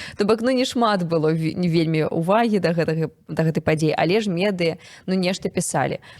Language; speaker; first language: Belarusian; native; Belarusian